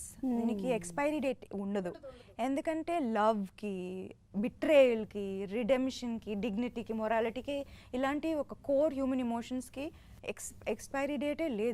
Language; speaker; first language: Telugu; non-native, fluent; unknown